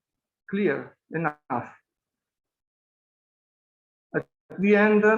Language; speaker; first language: English; non-native, fluent; Italian